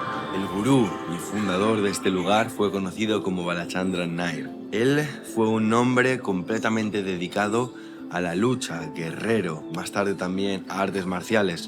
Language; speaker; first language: Spanish; native; Spanish